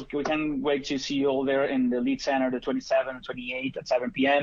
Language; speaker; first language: English; non-native, fluent; Spanish